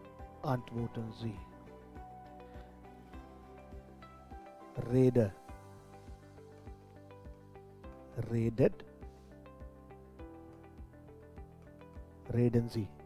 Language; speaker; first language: German; non-native, fluent; Hindi